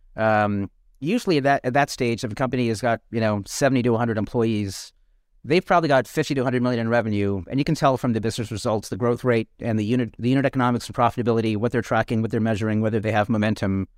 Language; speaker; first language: English; native; English